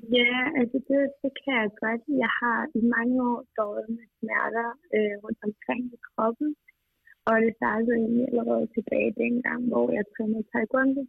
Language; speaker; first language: Danish; early bilingual, other home language; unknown